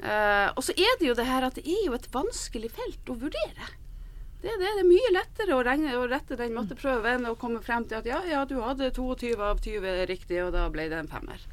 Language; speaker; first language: Norwegian; native; Norwegian